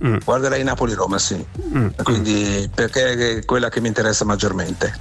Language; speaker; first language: Italian; native; Italian